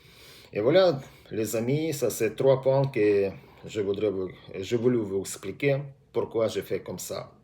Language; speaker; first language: French; non-native, learner; Russian